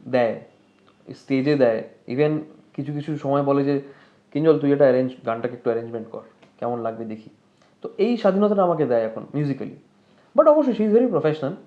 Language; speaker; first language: Bangla; native; Bangla